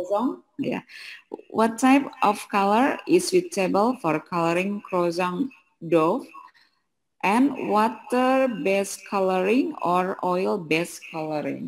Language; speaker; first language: English; non-native, fluent; Indonesian